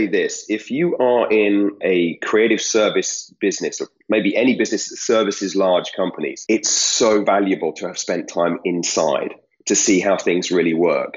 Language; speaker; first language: English; native; English